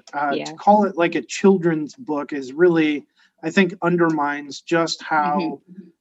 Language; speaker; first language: English; native; English